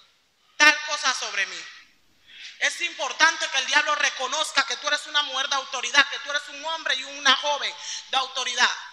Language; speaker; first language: Spanish; native; Spanish